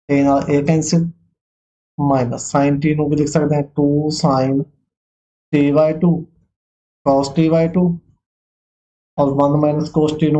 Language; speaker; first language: Hindi; non-native, local second language; Punjabi